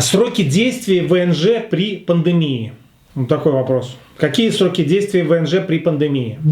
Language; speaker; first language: Russian; native; Russian